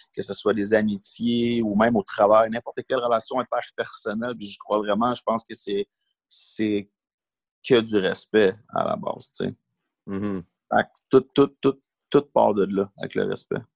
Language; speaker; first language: French; native; French